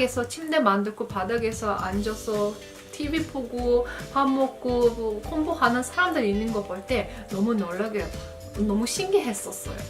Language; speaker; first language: Korean; non-native, fluent; Azerbaijani